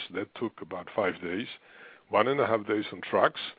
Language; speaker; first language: English; non-native, fluent; Russian